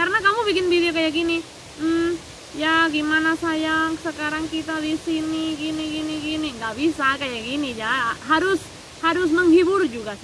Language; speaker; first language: Indonesian; non-native, fluent; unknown